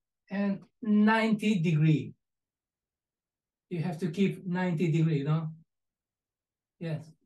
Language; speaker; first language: English; non-native, learner; Japanese